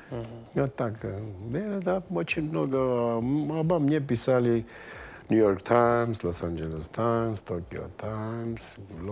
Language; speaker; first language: Russian; non-native, local second language; Armenian